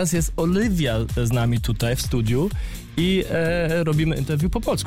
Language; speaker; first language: Polish; early bilingual, heritage; German